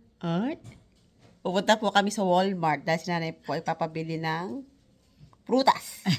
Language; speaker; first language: Filipino; native; Filipino